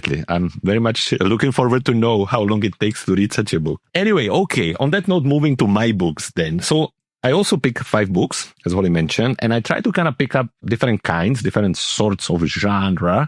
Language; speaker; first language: English; non-native, fluent; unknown